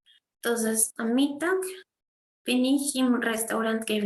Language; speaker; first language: German; non-native, fluent; Spanish